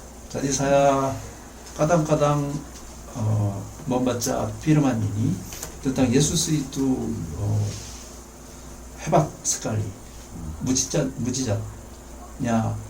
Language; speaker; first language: Indonesian; non-native, fluent; Korean